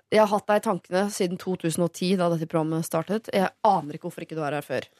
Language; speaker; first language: Norwegian; native; Norwegian